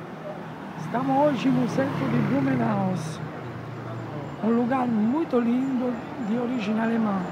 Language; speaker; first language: Portuguese; non-native, fluent; Italian